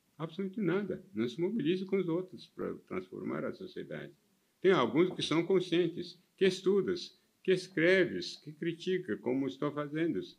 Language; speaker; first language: Portuguese; non-native, fluent; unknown